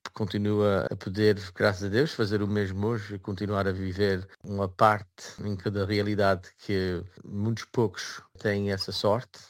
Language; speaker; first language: Portuguese; early bilingual, heritage; Portuguese